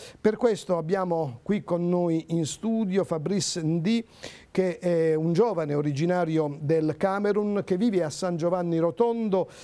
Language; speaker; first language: Italian; native; Italian